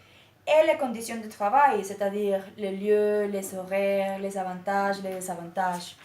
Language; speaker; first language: French; non-native, learner; Spanish